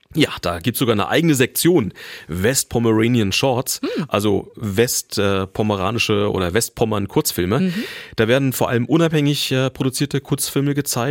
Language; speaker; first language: German; native; German